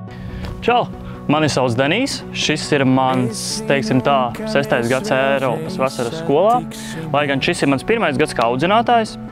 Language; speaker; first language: Latvian; early bilingual, heritage; Latvian